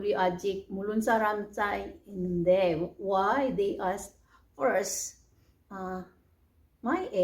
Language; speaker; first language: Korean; non-native, learner; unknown